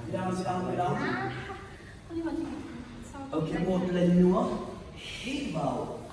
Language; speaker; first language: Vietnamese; non-native, learner; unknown